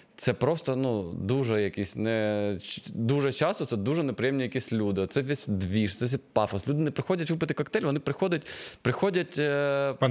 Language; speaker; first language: Ukrainian; non-native, local second language; Russian